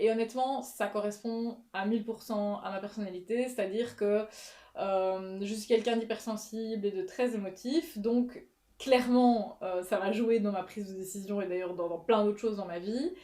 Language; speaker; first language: French; native; French